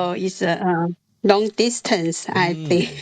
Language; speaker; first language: English; non-native, learner; Chinese